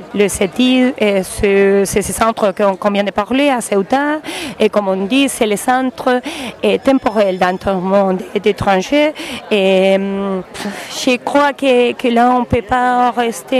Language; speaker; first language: French; non-native, learner; Spanish